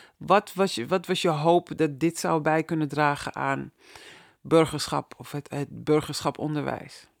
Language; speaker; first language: Dutch; native; Dutch